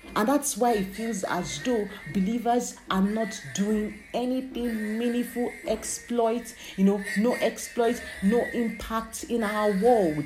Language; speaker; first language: English; non-native, local second language; Yoruba